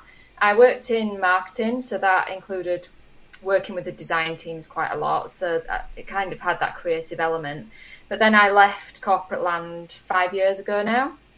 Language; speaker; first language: English; native; English